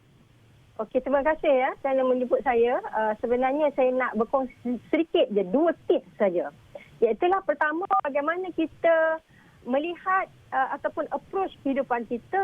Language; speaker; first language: Malay; native; Malay